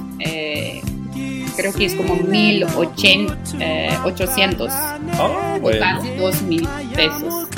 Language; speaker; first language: Spanish; non-native, learner; Afrikaans